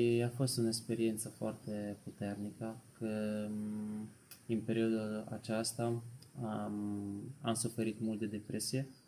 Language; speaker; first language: Romanian; non-native, learner; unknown